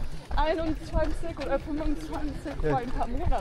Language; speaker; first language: German; non-native, fluent; French